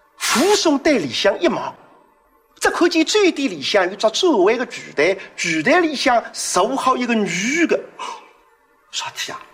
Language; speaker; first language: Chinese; native; Chinese